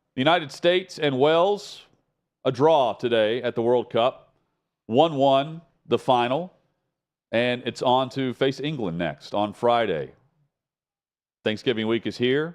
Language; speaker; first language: English; native; English